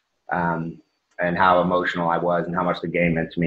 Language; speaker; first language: English; native; English